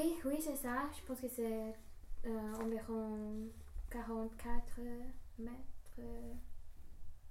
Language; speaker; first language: French; non-native, learner; English